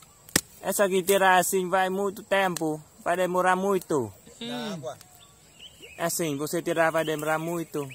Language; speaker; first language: Portuguese; non-native, learner; Vietnamese